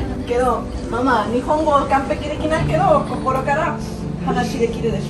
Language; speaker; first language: Japanese; non-native, learner; Spanish